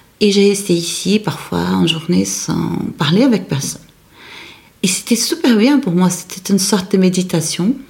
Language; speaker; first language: French; non-native, fluent; Portuguese